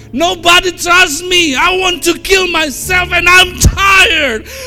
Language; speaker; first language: English; non-native, fluent; Indonesian